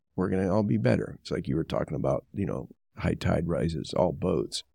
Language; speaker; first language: English; native; English